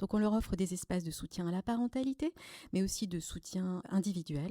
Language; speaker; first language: French; native; French